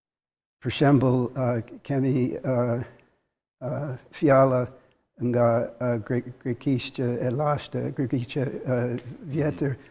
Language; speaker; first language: Albanian; non-native, learner; English